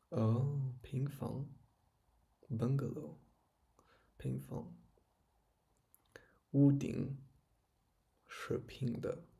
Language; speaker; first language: Chinese; non-native, learner; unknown